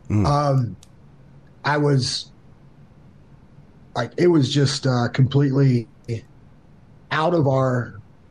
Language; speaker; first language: English; native; English